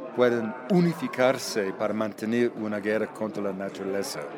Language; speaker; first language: Spanish; non-native, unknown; English